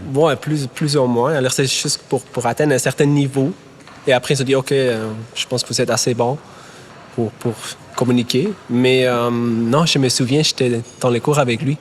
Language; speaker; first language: French; non-native, fluent; German